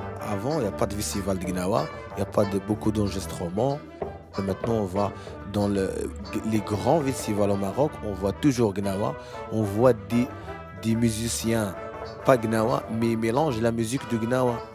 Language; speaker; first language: French; non-native, learner; Arabic